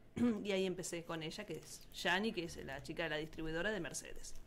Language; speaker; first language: Spanish; native; Spanish